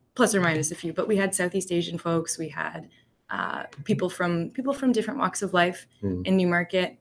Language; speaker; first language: English; native; English